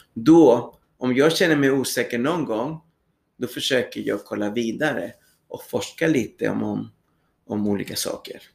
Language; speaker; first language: Swedish; non-native, fluent; Spanish